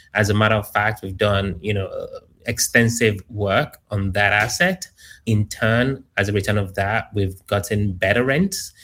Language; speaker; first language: English; non-native, local second language; Yoruba